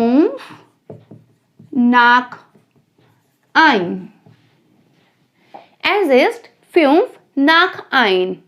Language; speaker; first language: German; non-native, fluent; Hindi